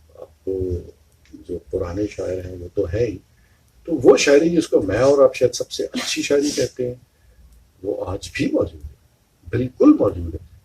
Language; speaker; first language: Urdu; native; Urdu